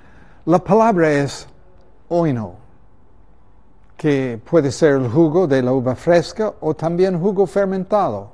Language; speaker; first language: Spanish; native; Spanish